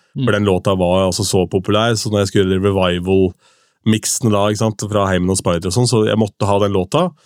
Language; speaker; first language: Norwegian; native; Norwegian